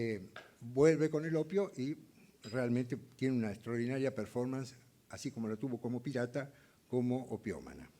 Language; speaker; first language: Spanish; native; Spanish